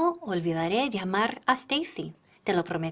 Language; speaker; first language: Spanish; non-native, fluent; English